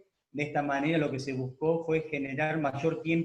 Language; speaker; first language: Spanish; native; Spanish